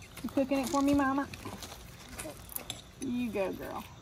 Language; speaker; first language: English; native; English